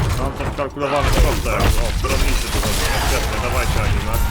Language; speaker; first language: Polish; native; Polish